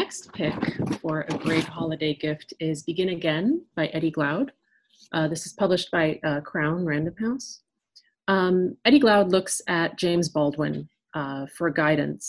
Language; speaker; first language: English; early bilingual, other home language; French